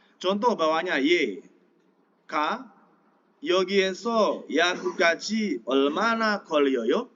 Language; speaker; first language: Korean; non-native, fluent; Indonesian